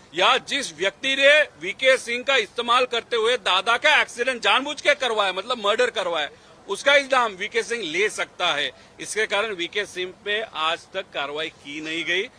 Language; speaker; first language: Hindi; non-native, local second language; Marathi